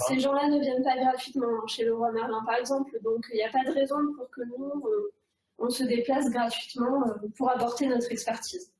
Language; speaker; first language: French; native; French